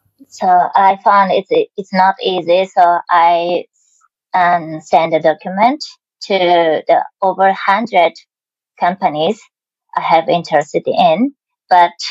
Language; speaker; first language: English; non-native, learner; Japanese